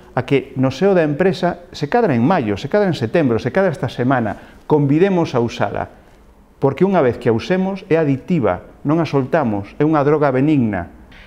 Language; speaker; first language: Galician; non-native, local second language; Spanish